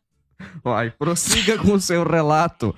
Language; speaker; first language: Portuguese; native; Portuguese